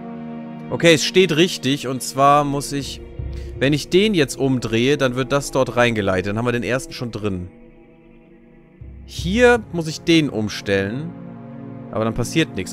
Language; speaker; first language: German; native; German